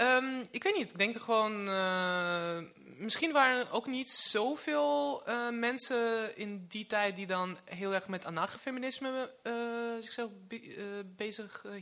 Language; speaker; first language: Dutch; non-native, fluent; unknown